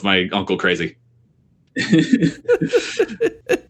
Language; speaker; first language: English; native; English